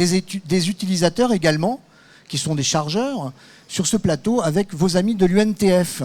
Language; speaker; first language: French; native; French